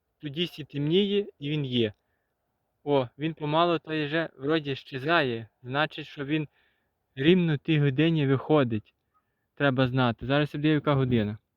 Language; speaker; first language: Ukrainian; native; Ukrainian